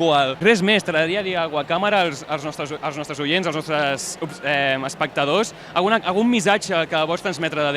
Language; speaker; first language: Catalan; native; Catalan